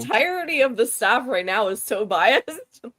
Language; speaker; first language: English; native; English